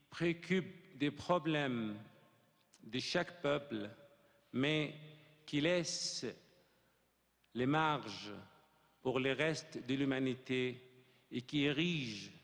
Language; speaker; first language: French; non-native, fluent; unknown